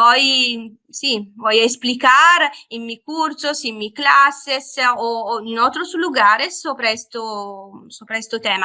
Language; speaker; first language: Spanish; non-native, fluent; Italian